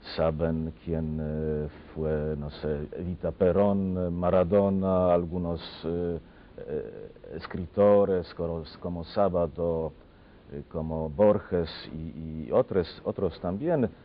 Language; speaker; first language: Spanish; non-native, fluent; Polish